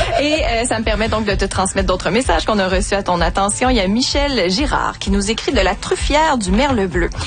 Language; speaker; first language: French; native; French